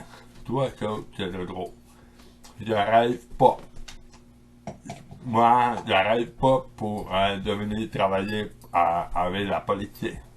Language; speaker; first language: French; non-native, local second language; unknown